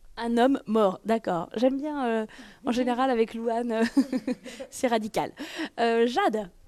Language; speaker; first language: French; native; French